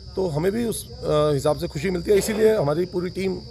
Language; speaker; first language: Hindi; native; Hindi